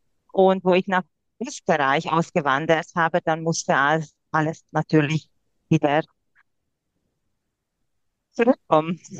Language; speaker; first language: German; non-native, local second language; Hungarian